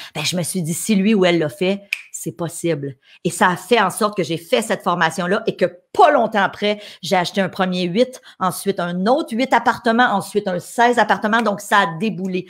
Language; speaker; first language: French; native; French